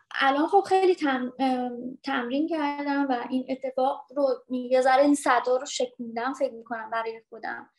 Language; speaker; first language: Persian; native; Persian